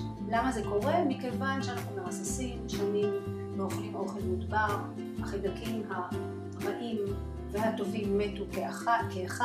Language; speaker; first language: Hebrew; native; Hebrew